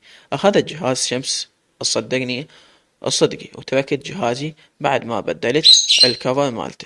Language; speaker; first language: Arabic; native; Arabic